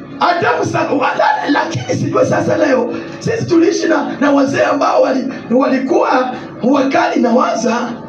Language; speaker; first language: Swahili; non-native, local second language; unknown